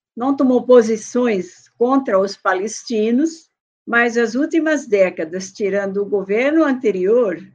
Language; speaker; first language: Portuguese; early bilingual, other home language; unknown